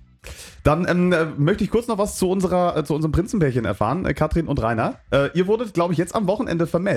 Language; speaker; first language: German; native; German